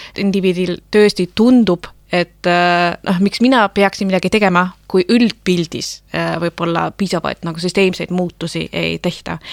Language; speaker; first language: Estonian; non-native, fluent; German